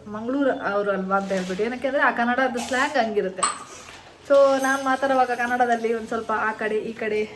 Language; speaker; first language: Kannada; non-native, local second language; Tulu